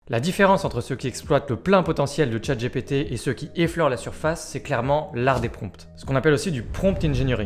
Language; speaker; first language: French; native; French